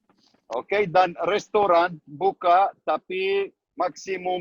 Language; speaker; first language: Indonesian; non-native, learner; Hebrew